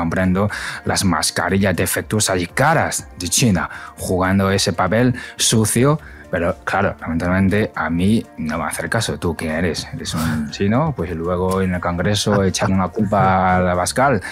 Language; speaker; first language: Spanish; non-native, fluent; Chinese